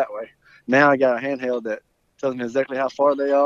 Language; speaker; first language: English; native; English